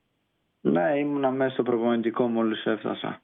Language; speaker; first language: Greek; early bilingual, heritage; Greek